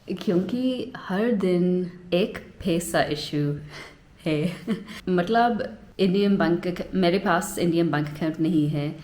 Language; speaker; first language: Hindi; non-native, learner; English